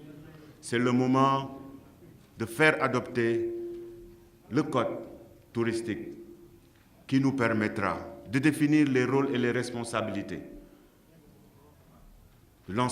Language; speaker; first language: French; non-native, local second language; Wolof